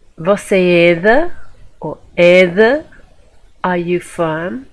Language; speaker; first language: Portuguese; non-native, fluent; English